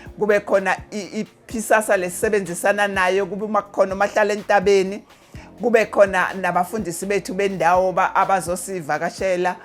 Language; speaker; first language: Zulu; native; Zulu